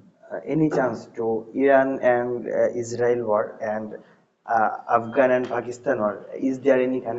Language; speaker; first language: English; non-native, learner; Bangla